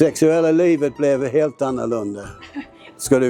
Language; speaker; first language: Swedish; non-native, fluent; English